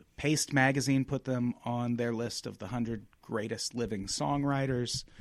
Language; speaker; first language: English; native; English